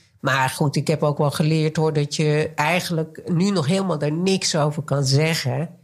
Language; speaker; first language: Dutch; native; Dutch